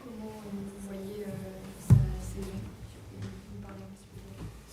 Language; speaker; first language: French; native; French